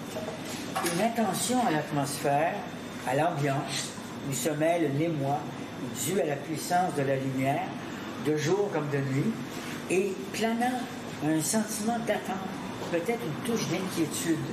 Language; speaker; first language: French; native; French